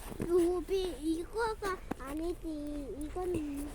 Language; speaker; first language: Korean; non-native, local second language; Mongolian